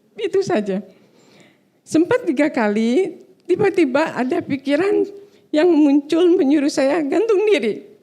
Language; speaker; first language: Indonesian; native; Indonesian